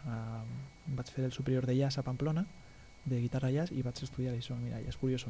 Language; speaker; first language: Catalan; non-native, local second language; Spanish